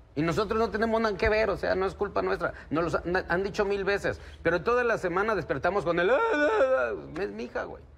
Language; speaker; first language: Spanish; native; Spanish